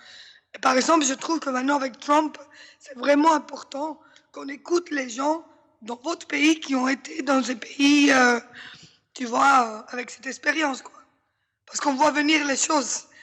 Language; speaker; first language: French; non-native, fluent; Spanish